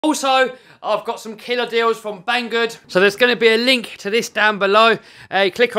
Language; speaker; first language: English; native; English